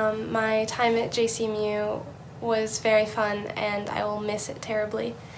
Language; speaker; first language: English; native; English